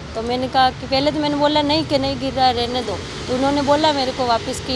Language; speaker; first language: Hindi; native; Hindi